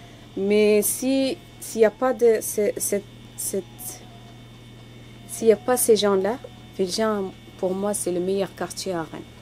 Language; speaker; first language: French; non-native, learner; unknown